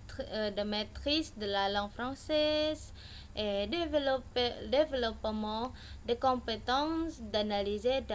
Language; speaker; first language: French; non-native, learner; Indonesian